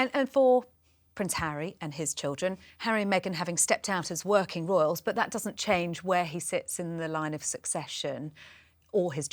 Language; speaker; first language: English; native; English